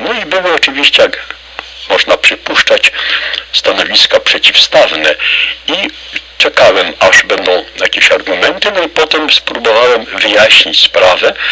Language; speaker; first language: Polish; native; Polish